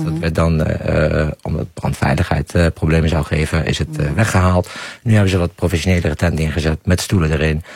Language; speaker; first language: Dutch; non-native, fluent; Persian